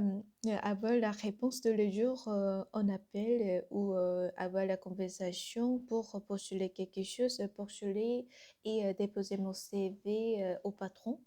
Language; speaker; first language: French; non-native, learner; Korean